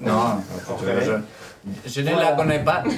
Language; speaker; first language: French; non-native, learner; Spanish